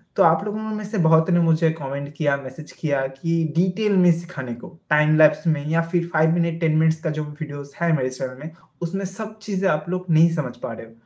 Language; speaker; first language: Hindi; non-native, local second language; Bangla